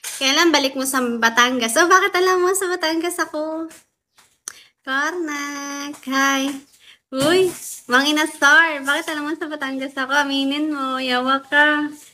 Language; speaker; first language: Filipino; non-native, local second language; Waray